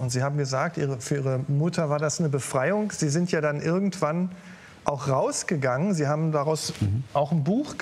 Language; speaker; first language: German; native; German